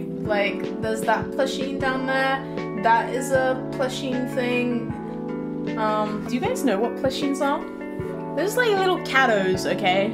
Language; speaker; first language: English; early bilingual, other home language; Turkish